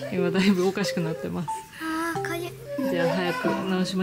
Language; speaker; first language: Japanese; native; Japanese